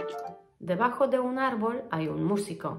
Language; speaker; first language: Spanish; non-native, fluent; Polish